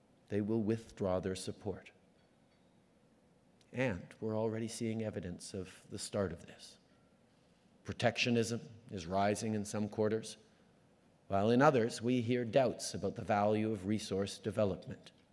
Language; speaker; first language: English; native; English